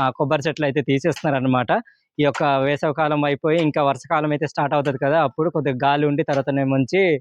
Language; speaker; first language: Telugu; non-native, local second language; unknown